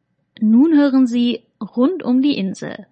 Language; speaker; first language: German; native; German